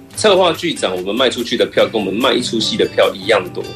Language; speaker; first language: Chinese; native; Chinese